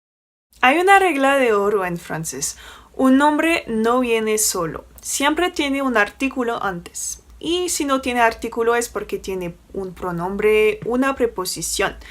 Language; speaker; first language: Spanish; non-native, fluent; French